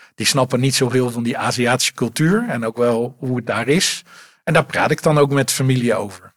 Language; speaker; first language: Dutch; native; Dutch